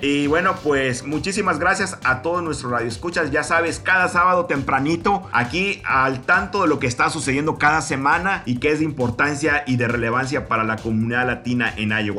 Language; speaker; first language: Spanish; native; Spanish